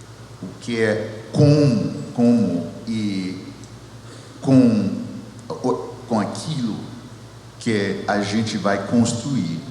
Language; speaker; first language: Portuguese; non-native, fluent; English